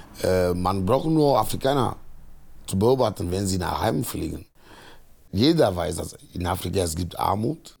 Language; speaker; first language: German; non-native, fluent; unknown